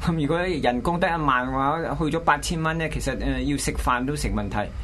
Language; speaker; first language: Cantonese; native; Cantonese